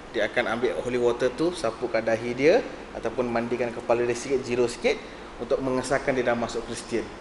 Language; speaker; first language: Malay; non-native, local second language; Tamil